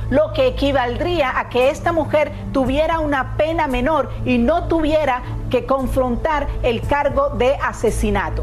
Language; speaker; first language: Spanish; native; Spanish